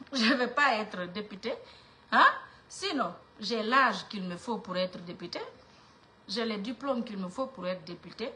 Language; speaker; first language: French; non-native, local second language; Mandingo